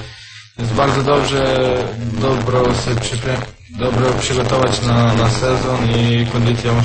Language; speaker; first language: Polish; non-native, learner; Croatian